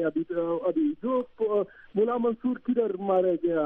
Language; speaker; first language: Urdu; non-native, learner; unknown